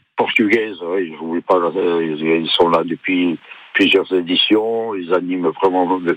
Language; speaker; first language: French; native; French